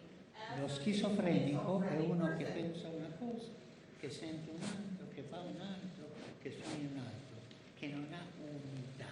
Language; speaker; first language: Italian; non-native, fluent; Spanish